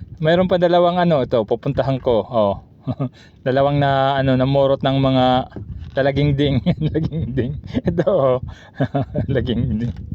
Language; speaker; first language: Filipino; non-native, local second language; Waray